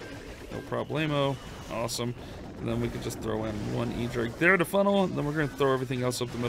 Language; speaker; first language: English; native; English